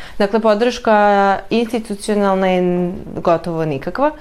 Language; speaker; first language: Serbian; native; Serbian